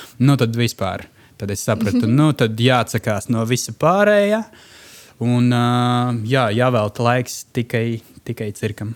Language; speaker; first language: Latvian; non-native, local second language; Russian